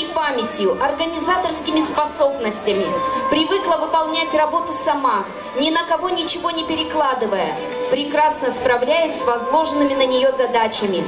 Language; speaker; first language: Russian; native; Russian